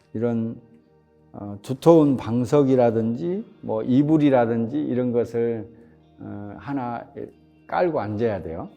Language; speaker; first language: Korean; native; Korean